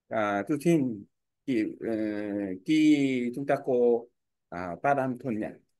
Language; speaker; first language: Vietnamese; non-native, learner; Korean